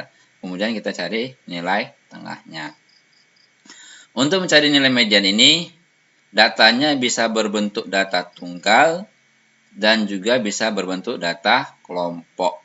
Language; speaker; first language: Indonesian; native; Indonesian